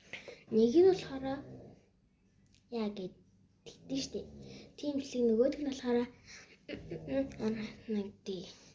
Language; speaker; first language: Mongolian; early bilingual, heritage; Mongolian